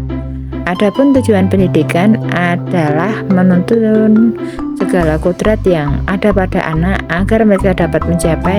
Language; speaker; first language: Indonesian; native; Indonesian